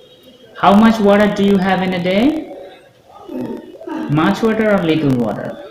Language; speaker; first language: English; non-native, fluent; Bangla